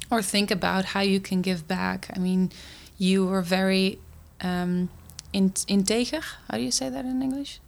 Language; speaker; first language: English; non-native, fluent; Dutch